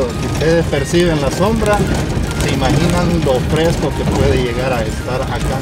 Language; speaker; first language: Spanish; native; Spanish